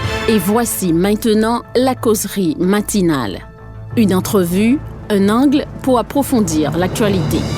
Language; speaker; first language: French; native; French